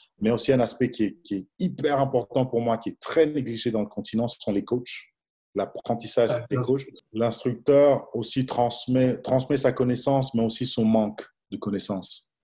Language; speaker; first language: French; non-native, local second language; Lingala